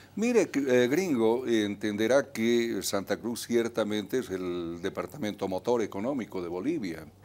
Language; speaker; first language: Spanish; native; Spanish